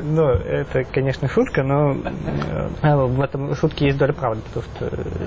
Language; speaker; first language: Russian; native; Russian